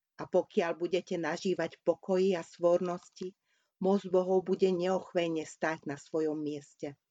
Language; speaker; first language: Slovak; non-native, local second language; Hungarian